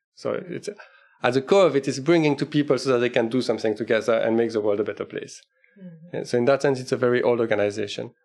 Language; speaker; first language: English; non-native, fluent; French